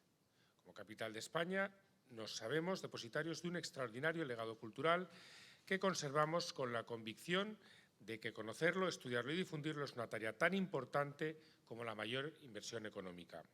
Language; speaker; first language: Spanish; native; Spanish